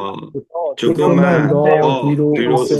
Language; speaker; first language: Korean; non-native, learner; Burmese